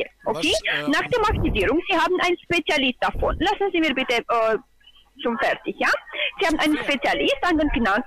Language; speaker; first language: German; non-native, learner; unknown